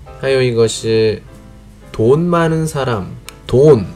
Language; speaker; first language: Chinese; non-native, fluent; Korean